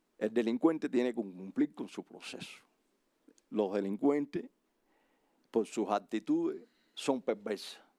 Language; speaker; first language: Spanish; native; Spanish